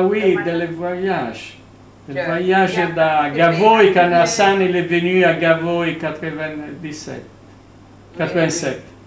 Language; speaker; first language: French; non-native, learner; Italian